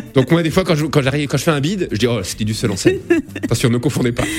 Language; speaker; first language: French; native; French